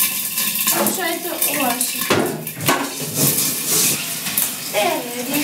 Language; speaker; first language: English; non-native, learner; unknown